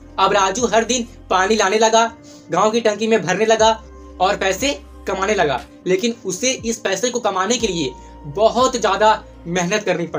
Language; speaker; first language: Hindi; native; Hindi